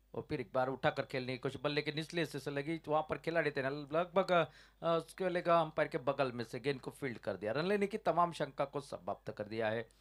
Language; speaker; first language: Hindi; non-native, local second language; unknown